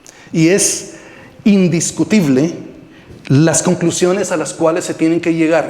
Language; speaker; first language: Spanish; native; Spanish